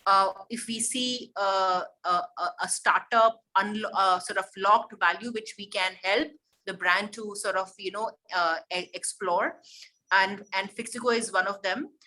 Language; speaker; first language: English; non-native, local second language; Hindi